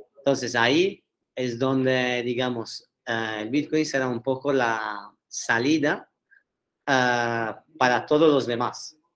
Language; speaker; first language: Spanish; non-native, fluent; Italian